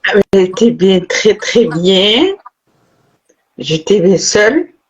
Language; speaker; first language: French; non-native, local second language; Arabic